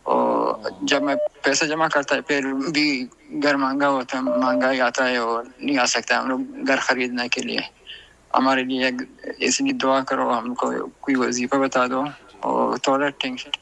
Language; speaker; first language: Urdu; non-native, learner; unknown